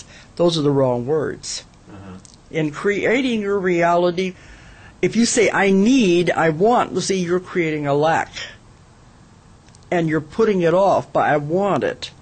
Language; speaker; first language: English; native; English